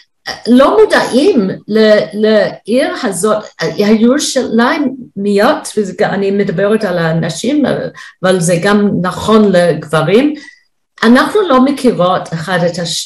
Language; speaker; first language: Hebrew; non-native, fluent; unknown